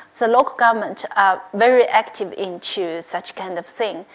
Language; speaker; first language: English; non-native, learner; Chinese